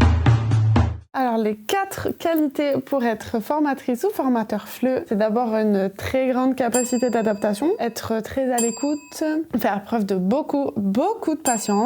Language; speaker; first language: French; native; French